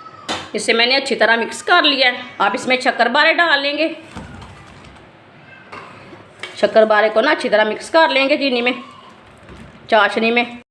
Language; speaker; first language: Hindi; native; Hindi